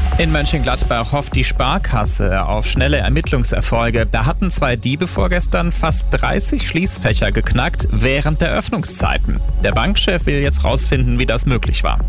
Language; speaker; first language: German; native; German